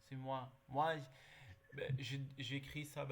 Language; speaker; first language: French; non-native, learner; Arabic